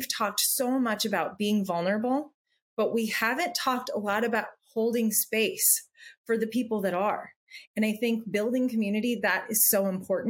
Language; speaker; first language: English; native; English